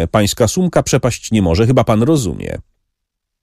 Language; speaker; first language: Polish; native; Polish